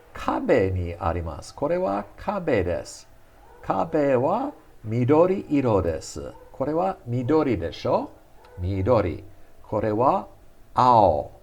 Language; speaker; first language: Japanese; non-native, fluent; English